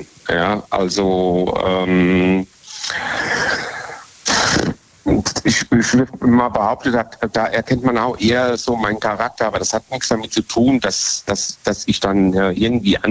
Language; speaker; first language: German; native; German